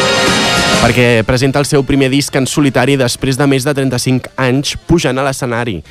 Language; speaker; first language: Catalan; native; Catalan